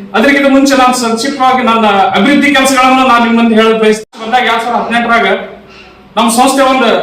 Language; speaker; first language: Kannada; non-native, local second language; Urdu